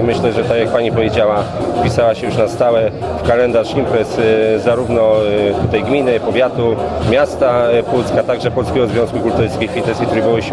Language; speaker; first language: Polish; native; Polish